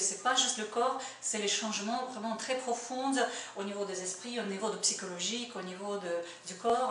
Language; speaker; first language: French; non-native, learner; Russian